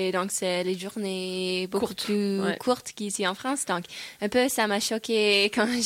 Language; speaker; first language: French; non-native, learner; English